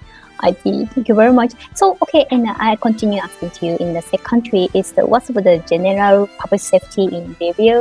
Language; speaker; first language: English; non-native, learner; Japanese